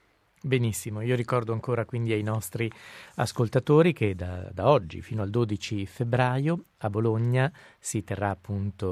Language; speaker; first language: Italian; native; Italian